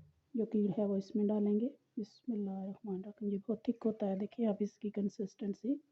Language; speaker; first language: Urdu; non-native, local second language; Pahari-Potwari